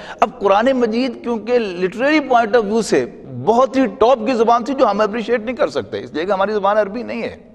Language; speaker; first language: Urdu; non-native, local second language; Punjabi